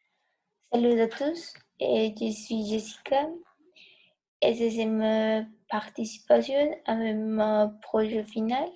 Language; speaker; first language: French; non-native, learner; Spanish